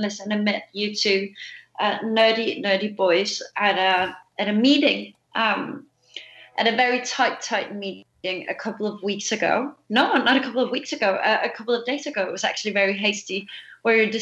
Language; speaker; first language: English; non-native, fluent; Danish